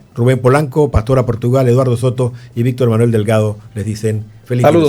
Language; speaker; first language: Spanish; native; Spanish